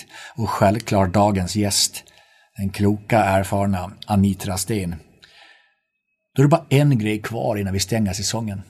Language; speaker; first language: Swedish; native; Swedish